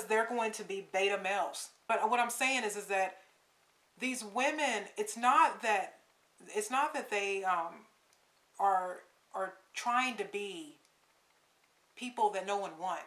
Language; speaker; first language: English; native; English